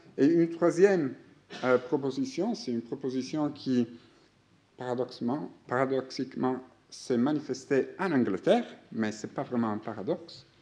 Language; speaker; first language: French; non-native, fluent; Greek